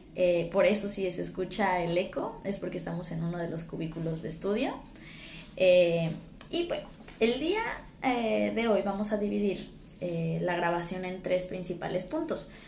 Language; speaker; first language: Spanish; native; Spanish